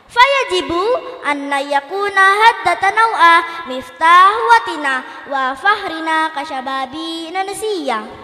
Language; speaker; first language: Arabic; non-native, learner; Indonesian